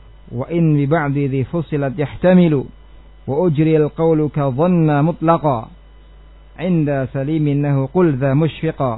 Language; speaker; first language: Arabic; non-native, fluent; Indonesian